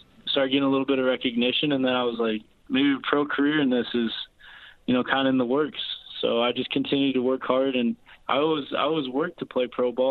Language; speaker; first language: English; native; English